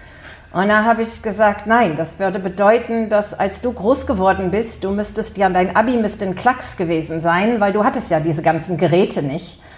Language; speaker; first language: German; early bilingual, heritage; German